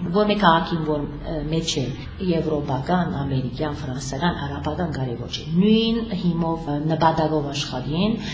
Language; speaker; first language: Armenian; early bilingual, heritage; Armenian